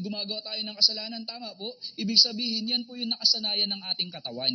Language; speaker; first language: Filipino; native; Filipino